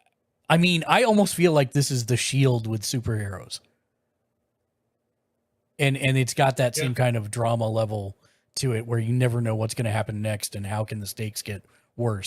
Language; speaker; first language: English; native; English